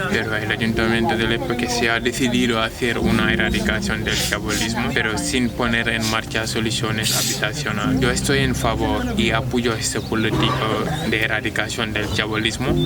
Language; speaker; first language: Spanish; non-native, fluent; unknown